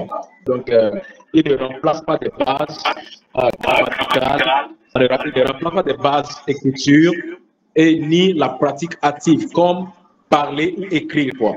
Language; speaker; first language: French; non-native, fluent; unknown